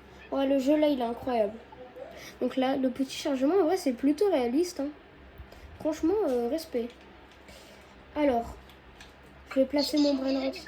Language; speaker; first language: French; native; French